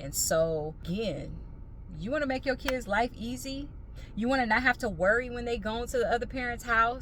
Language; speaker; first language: English; native; English